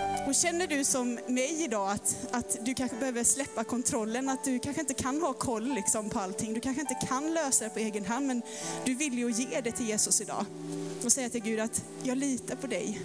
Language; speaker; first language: Swedish; native; Swedish